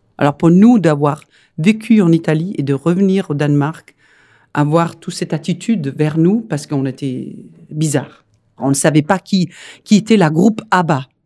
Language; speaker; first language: French; non-native, fluent; Danish